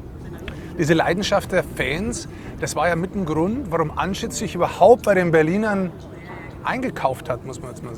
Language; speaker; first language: German; native; German